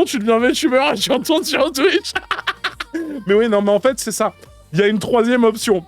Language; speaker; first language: French; native; French